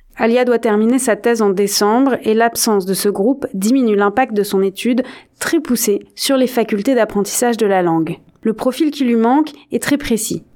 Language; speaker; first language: French; native; French